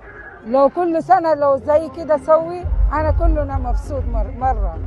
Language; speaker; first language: Arabic; non-native, learner; Bangla